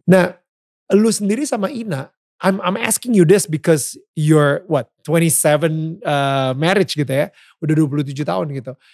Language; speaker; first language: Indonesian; native; Indonesian